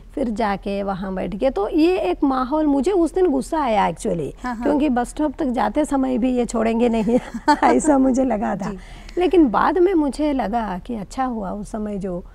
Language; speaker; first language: Hindi; non-native, local second language; Malayalam